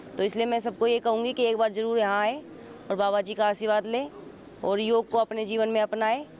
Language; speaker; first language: Hindi; native; Hindi